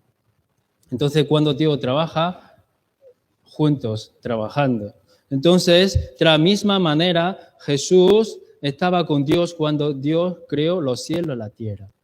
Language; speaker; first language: Spanish; non-native, learner; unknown